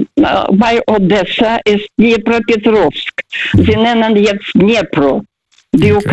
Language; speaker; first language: German; non-native, fluent; Russian